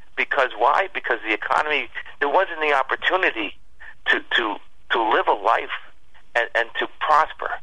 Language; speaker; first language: English; early bilingual, other home language; Spanish